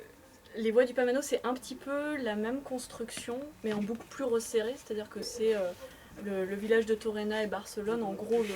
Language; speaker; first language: French; native; French